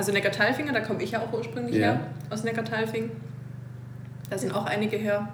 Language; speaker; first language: German; native; German